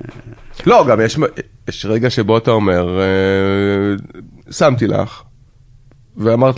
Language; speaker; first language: Hebrew; native; Hebrew